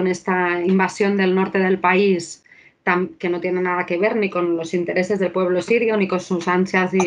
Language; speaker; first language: Spanish; native; Spanish